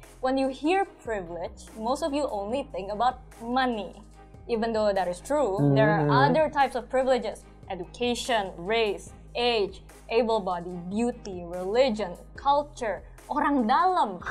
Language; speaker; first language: English; early bilingual, other home language; Indonesian